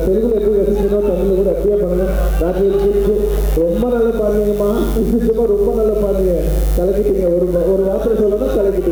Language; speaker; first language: Tamil; non-native, local second language; Telugu